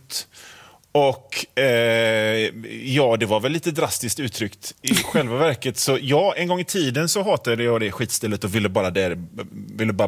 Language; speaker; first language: Swedish; native; Swedish